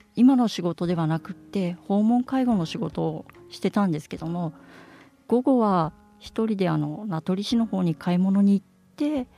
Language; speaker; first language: Japanese; native; Japanese